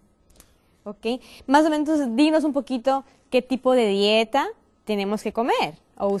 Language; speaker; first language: Spanish; native; Spanish